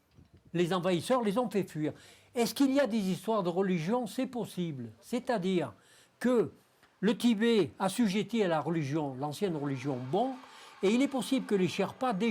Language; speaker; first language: French; native; French